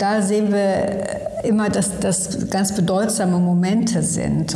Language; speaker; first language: German; early bilingual, other home language; Turkish